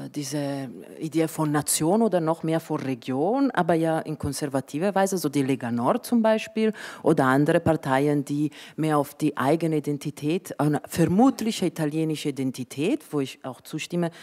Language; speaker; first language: German; non-native, fluent; Italian